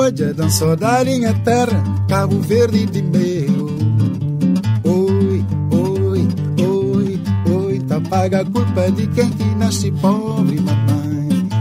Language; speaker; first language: Portuguese; non-native, local second language; Kabuverdianu